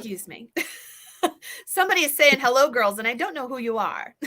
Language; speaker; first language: English; native; English